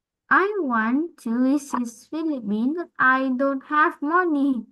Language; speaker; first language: English; non-native, learner; Vietnamese